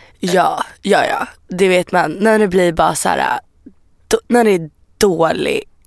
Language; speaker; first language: Swedish; early bilingual, other home language; Persian